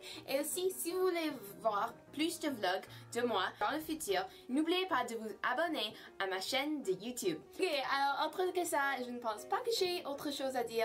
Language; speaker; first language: French; non-native, learner; English